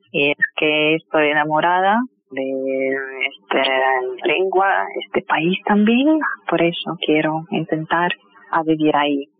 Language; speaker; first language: Spanish; non-native, fluent; Russian